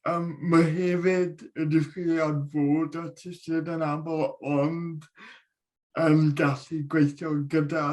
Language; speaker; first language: Welsh; non-native, local second language; English